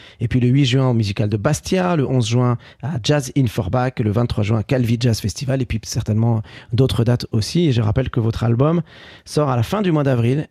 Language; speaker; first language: French; early bilingual, other home language; Arabic